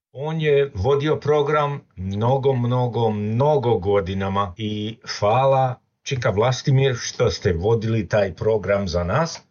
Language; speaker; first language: Serbian; early bilingual, heritage; Serbian